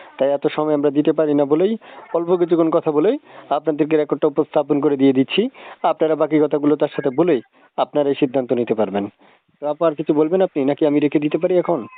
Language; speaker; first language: Bangla; native; Bangla